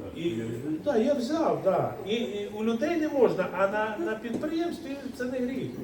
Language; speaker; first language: Ukrainian; native; Ukrainian